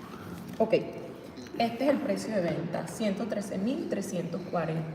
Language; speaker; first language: Spanish; native; Spanish